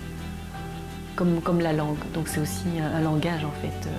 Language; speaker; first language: French; early bilingual, other home language; Korean